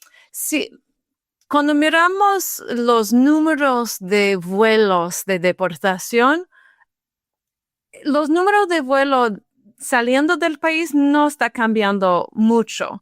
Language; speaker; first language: Spanish; non-native, fluent; English